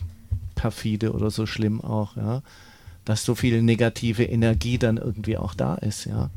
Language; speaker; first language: German; native; German